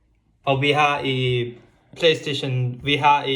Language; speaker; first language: Danish; non-native, local second language; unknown